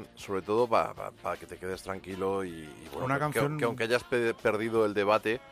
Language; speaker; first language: Spanish; native; Spanish